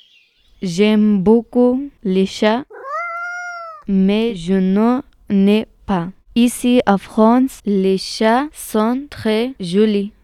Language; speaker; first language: French; non-native, learner; Pashto